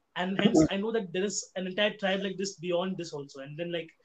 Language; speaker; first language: English; non-native, local second language; Hindi